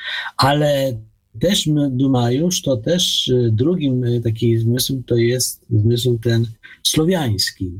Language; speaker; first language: Polish; non-native, fluent; Ukrainian